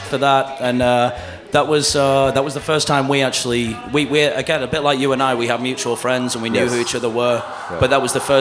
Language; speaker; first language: English; native; English